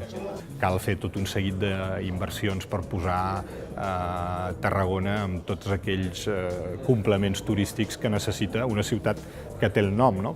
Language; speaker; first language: Catalan; native; Catalan